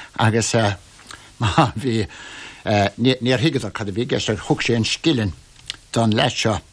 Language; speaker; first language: Irish; native; Irish